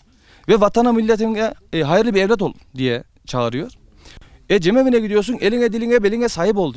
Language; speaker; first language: Turkish; native; Turkish